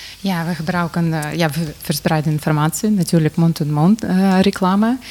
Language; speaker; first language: Dutch; non-native, fluent; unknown